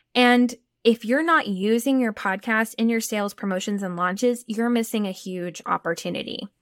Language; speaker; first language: English; native; English